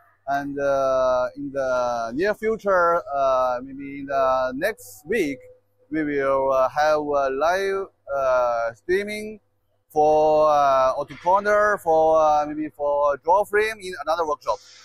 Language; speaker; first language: English; non-native, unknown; Chinese